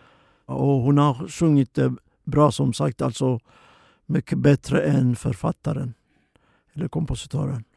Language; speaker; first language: Swedish; non-native, fluent; Oromo